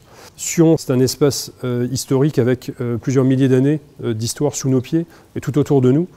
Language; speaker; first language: French; native; French